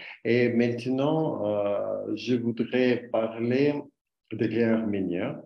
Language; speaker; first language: French; non-native, learner; Armenian